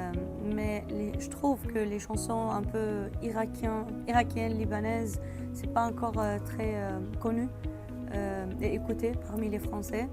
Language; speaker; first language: French; non-native, fluent; Arabic